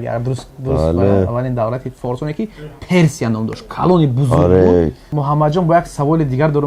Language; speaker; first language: Persian; native; Persian